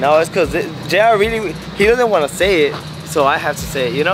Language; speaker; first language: English; early bilingual, other home language; Spanish